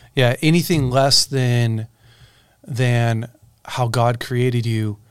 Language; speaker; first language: English; native; English